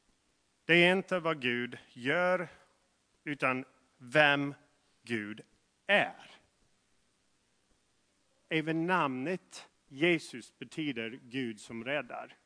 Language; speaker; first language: Swedish; non-native, fluent; English